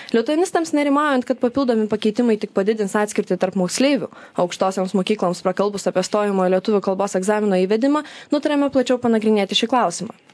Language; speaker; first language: Lithuanian; native; Lithuanian